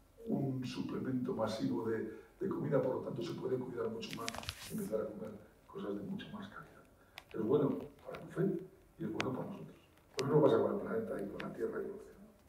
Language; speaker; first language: Spanish; native; Spanish